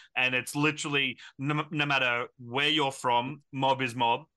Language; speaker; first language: English; native; English